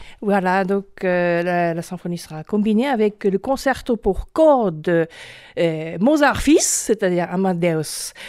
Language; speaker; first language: French; non-native, fluent; Japanese